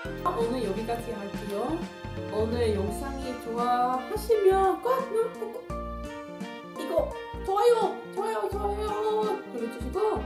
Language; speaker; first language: Korean; non-native, fluent; Dutch